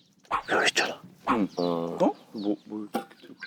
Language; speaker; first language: Korean; native; Korean